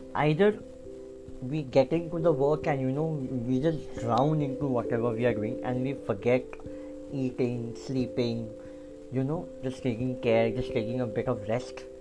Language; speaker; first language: English; non-native, local second language; Bangla